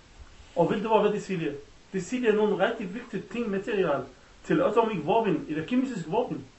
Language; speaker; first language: Danish; non-native, learner; Arabic